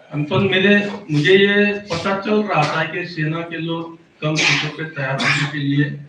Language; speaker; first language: Hindi; non-native, local second language; Marathi